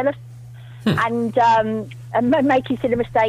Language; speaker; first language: English; native; English